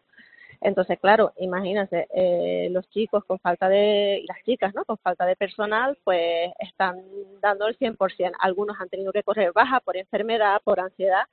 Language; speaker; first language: Spanish; native; Spanish